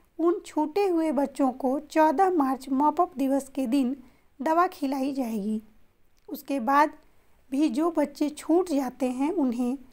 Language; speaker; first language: Hindi; native; Hindi